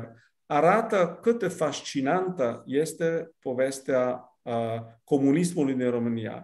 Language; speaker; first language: Romanian; non-native, fluent; Italian